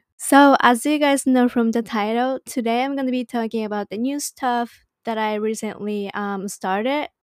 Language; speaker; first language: English; non-native, fluent; Japanese